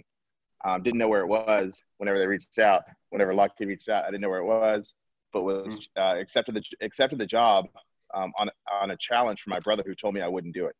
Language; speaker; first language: English; native; English